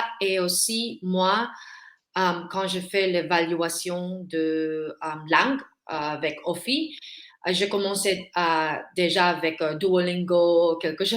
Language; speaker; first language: French; non-native, learner; Filipino